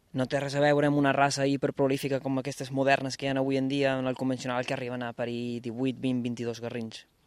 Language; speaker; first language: Catalan; non-native, fluent; Spanish